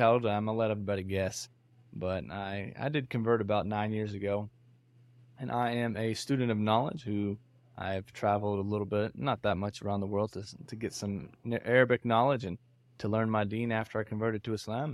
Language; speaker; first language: English; native; English